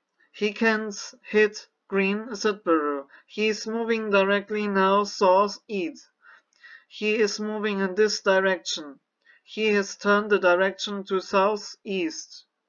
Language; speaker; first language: English; non-native, learner; German